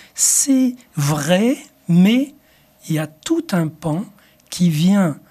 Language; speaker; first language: French; non-native, local second language; Arabic